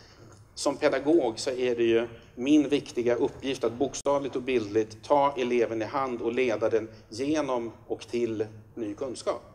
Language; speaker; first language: Swedish; native; Swedish